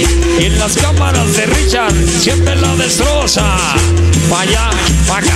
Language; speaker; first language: Spanish; native; Spanish